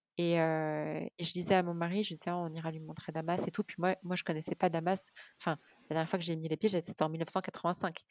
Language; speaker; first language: French; early bilingual, other home language; Arabic